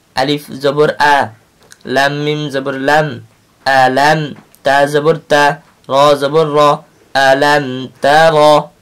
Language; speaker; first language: Arabic; non-native, learner; Bangla